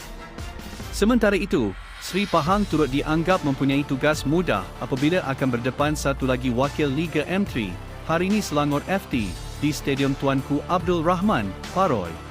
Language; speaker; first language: Malay; native; Malay